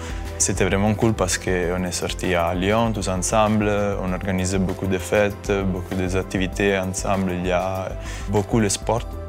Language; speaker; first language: French; non-native, fluent; Italian